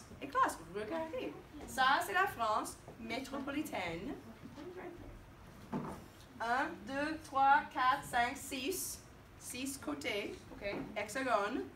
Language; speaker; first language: French; non-native, fluent; English